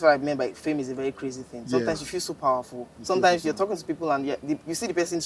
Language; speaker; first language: English; non-native, local second language; Yoruba